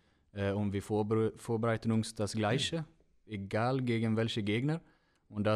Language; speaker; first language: German; non-native, fluent; Swedish